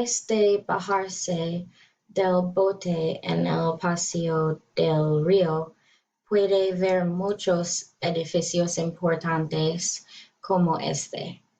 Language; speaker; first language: Spanish; non-native, learner; English